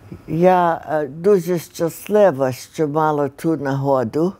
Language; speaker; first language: Ukrainian; early bilingual, heritage; Ukrainian